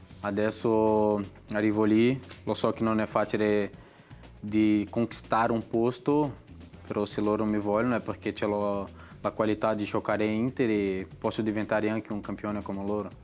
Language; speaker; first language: Italian; non-native, learner; Portuguese